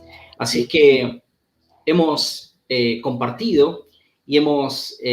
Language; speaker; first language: Spanish; native; Spanish